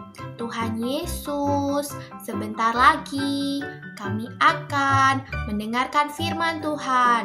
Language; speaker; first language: Indonesian; native; Indonesian